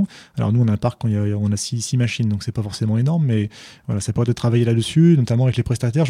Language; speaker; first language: French; native; French